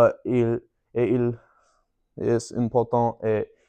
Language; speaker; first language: French; non-native, learner; English